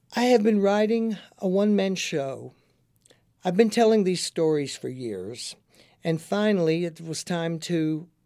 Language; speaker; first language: English; native; English